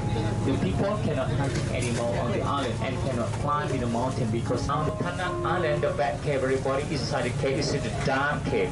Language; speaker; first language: English; non-native, learner; Thai